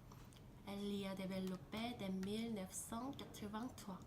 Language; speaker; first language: French; non-native, learner; Korean